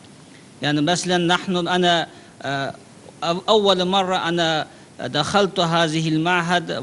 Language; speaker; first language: Arabic; non-native, learner; Uyghur